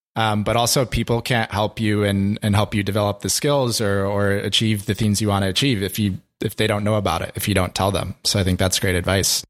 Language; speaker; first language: English; native; English